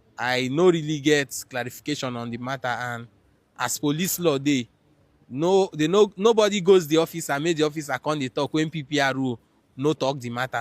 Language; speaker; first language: Nigerian Pidgin; non-native, local second language; Igbo